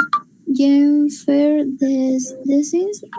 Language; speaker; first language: French; non-native, learner; Spanish